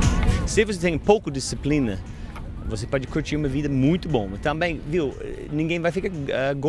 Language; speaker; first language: Portuguese; non-native, fluent; English